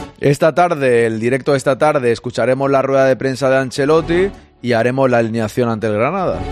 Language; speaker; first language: Spanish; native; Spanish